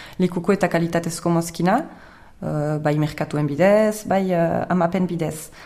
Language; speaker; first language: Basque; native; Basque